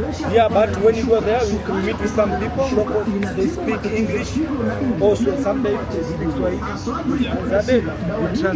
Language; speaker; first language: English; non-native, learner; Swahili